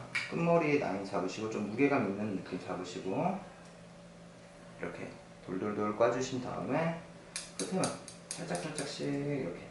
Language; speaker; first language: Korean; native; Korean